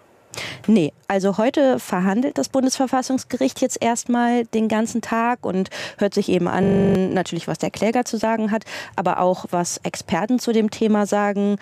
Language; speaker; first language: German; native; German